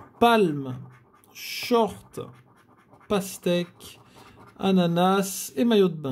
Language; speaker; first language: French; native; French